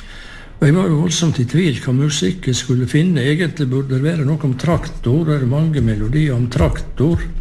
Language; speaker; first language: Norwegian; native; Norwegian